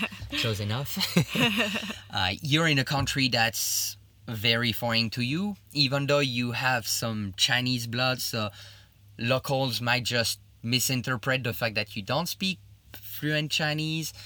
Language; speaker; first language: English; non-native, fluent; French